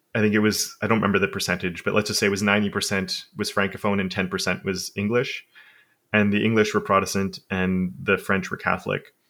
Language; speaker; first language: English; native; English